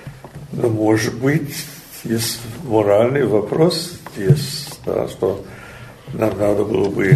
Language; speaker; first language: Russian; non-native, learner; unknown